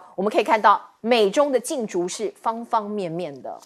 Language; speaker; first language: Chinese; native; Chinese